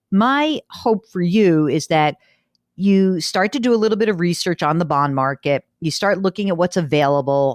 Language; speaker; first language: English; native; English